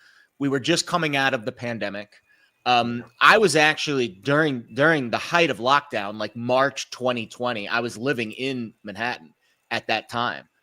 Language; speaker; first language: English; native; English